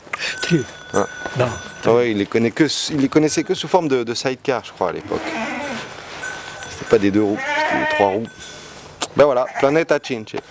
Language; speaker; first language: French; native; French